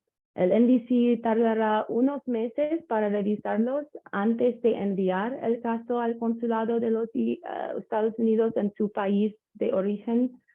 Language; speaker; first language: Spanish; non-native, learner; English